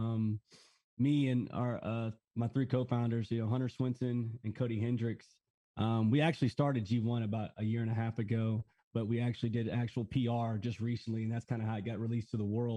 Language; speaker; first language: English; native; English